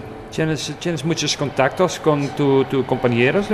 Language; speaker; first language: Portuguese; non-native, learner; Spanish